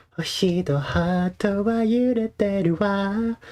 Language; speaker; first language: Japanese; non-native, learner; English